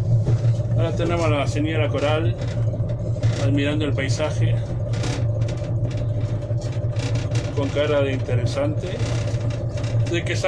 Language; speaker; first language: Spanish; native; Spanish